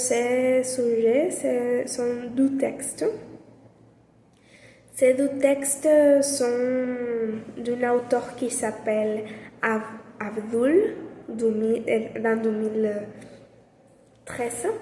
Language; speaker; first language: French; non-native, learner; Spanish